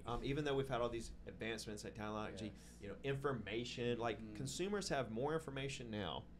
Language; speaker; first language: English; native; English